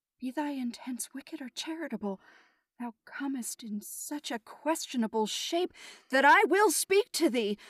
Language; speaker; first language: English; native; English